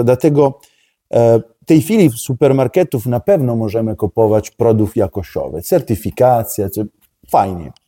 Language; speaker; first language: Polish; non-native, learner; Italian